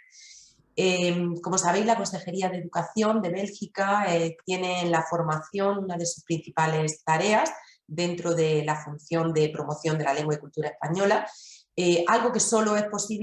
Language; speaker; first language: Spanish; native; Spanish